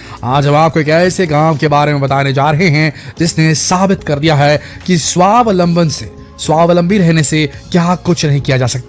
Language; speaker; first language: Hindi; native; Hindi